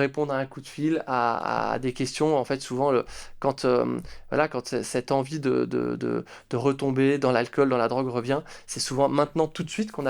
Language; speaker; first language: French; native; French